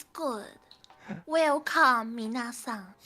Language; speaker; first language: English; non-native, learner; Min Nan Chinese